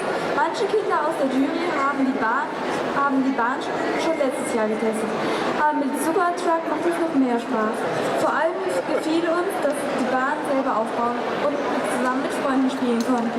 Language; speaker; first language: German; native; German